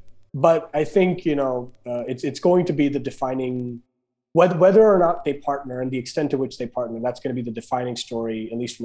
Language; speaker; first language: English; non-native, local second language; Gujarati